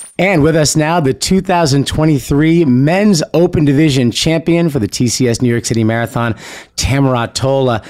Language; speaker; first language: English; native; English